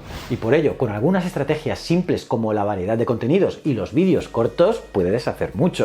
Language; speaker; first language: Spanish; native; Spanish